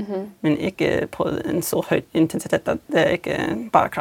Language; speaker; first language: Norwegian; non-native, fluent; English